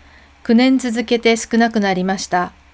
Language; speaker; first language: Japanese; non-native, fluent; Korean